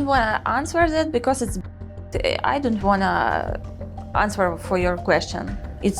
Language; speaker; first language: English; non-native, learner; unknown